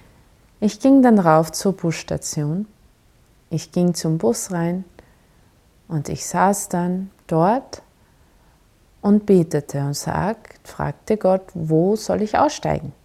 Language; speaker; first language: German; non-native, fluent; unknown